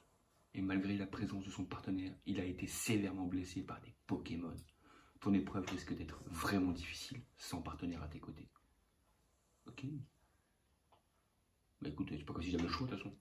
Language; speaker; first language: French; native; French